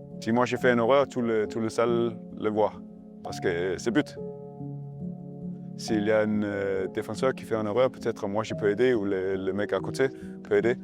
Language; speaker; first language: French; non-native, learner; Danish